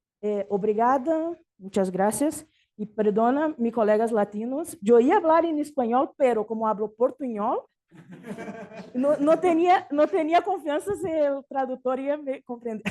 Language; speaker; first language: Spanish; non-native, fluent; Portuguese